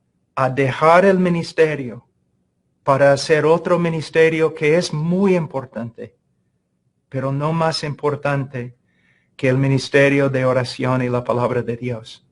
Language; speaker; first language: Spanish; non-native, fluent; English